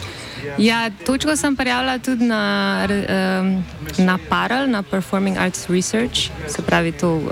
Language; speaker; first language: Slovenian; native; Slovenian